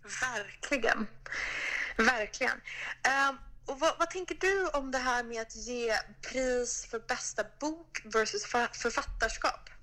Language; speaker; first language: Swedish; native; Swedish